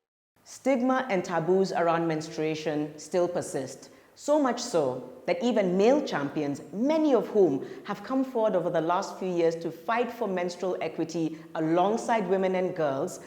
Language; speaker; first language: English; non-native, local second language; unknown